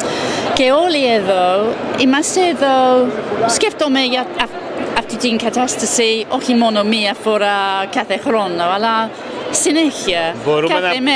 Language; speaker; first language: Greek; non-native, fluent; English